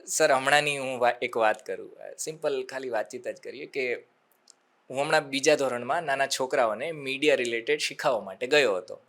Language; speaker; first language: Gujarati; native; Gujarati